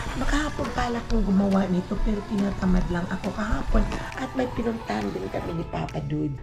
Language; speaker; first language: Filipino; non-native, local second language; Cebuano